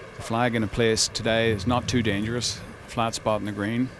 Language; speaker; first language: English; native; English